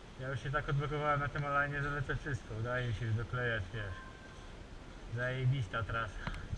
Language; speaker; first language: Polish; native; Polish